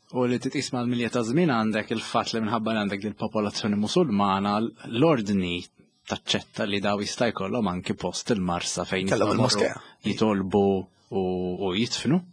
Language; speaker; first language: Maltese; native; Maltese